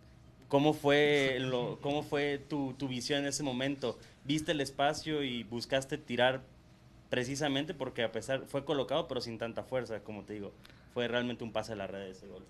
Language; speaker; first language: Spanish; native; Spanish